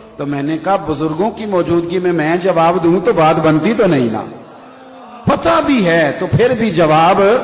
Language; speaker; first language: Urdu; non-native, local second language; Punjabi